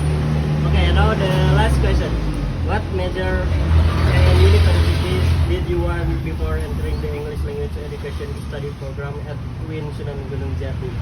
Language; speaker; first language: English; non-native, learner; Indonesian